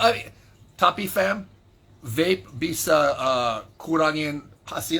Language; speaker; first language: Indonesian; non-native, fluent; English